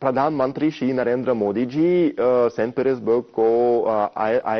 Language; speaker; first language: Hindi; non-native, fluent; Russian